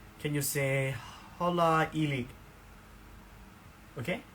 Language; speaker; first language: English; non-native, learner; Thai